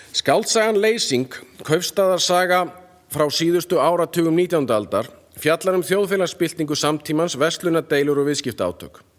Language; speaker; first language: Icelandic; native; Icelandic